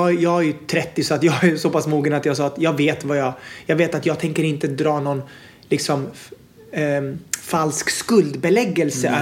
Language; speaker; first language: Swedish; native; Swedish